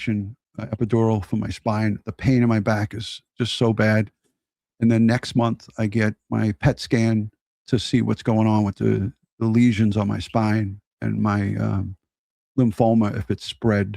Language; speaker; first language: English; native; English